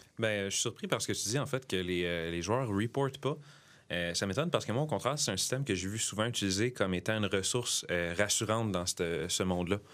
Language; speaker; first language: French; native; French